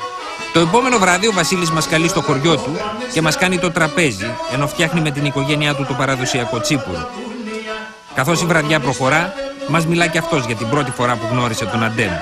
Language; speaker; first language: Greek; native; Greek